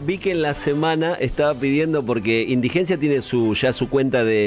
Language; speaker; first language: Spanish; native; Spanish